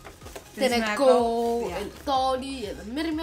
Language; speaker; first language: Danish; early bilingual, other home language; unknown